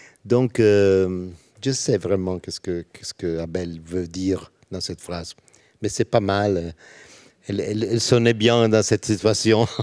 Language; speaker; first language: French; non-native, learner; Italian